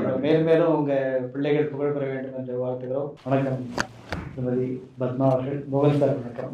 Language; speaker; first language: Tamil; native; Tamil